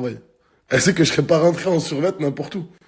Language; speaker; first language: French; native; French